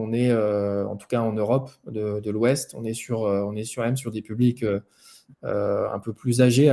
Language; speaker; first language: French; native; French